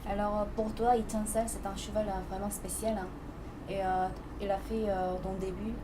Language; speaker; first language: French; non-native, fluent; Korean